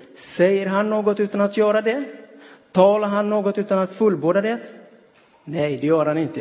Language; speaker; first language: Swedish; non-native, fluent; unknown